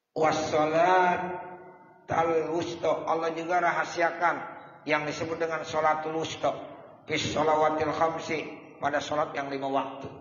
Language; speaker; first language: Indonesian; native; Indonesian